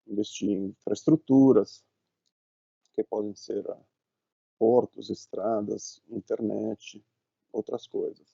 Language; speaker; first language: Portuguese; non-native, fluent; Italian